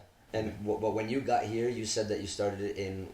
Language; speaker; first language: English; early bilingual, other home language; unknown